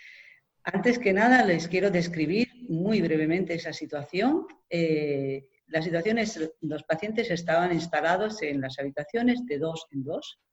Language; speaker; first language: Spanish; native; Spanish